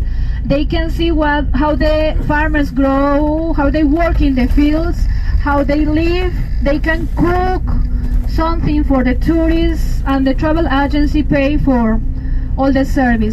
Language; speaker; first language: English; non-native, fluent; Spanish